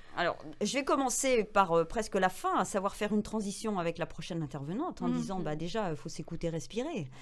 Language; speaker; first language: French; native; French